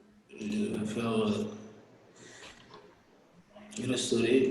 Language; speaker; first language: French; non-native, local second language; Arabic